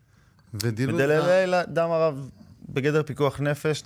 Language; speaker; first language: Hebrew; native; Hebrew